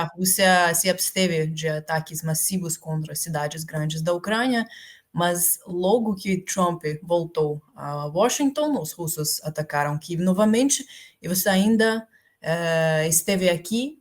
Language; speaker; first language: Portuguese; non-native, fluent; Ukrainian